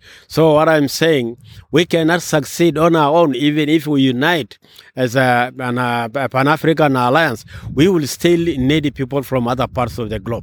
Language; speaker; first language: English; non-native, local second language; Masai